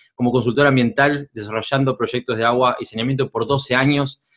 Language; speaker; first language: Spanish; native; Spanish